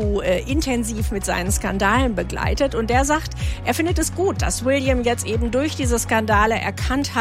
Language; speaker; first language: German; native; German